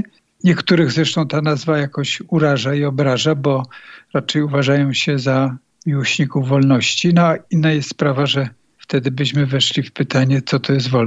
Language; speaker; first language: Polish; native; Polish